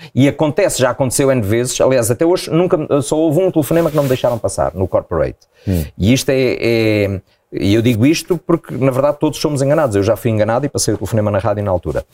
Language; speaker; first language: Portuguese; native; Portuguese